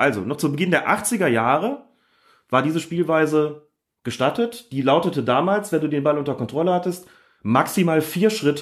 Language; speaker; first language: German; native; German